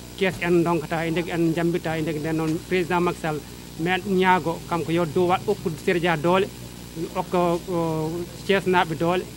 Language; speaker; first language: Wolof; non-native, local second language; Fula